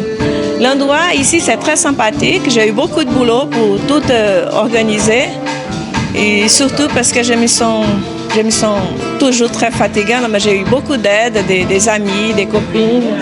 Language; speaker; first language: French; non-native, fluent; Portuguese